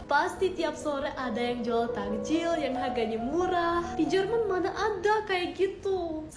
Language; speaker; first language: Indonesian; non-native, fluent; German